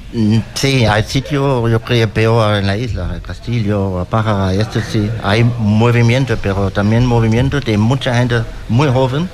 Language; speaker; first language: Spanish; non-native, learner; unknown